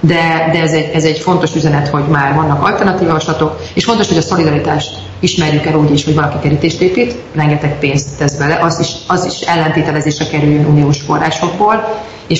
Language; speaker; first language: Hungarian; native; Hungarian